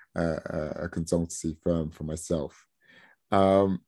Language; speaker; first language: English; early bilingual, other home language; Yoruba